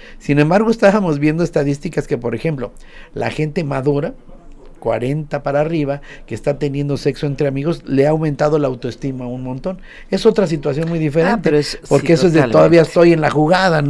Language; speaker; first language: Spanish; native; Spanish